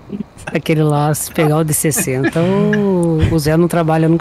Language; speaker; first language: Portuguese; native; Portuguese